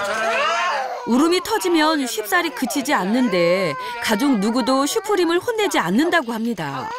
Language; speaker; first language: Korean; native; Korean